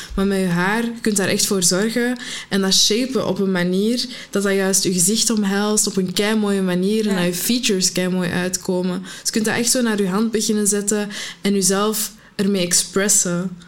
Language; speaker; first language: Dutch; early bilingual, other home language; Arabic